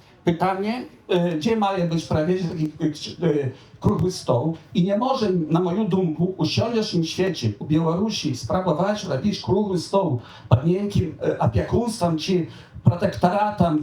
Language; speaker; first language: Polish; non-native, local second language; Belarusian